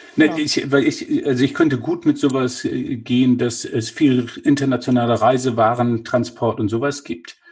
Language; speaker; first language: German; native; German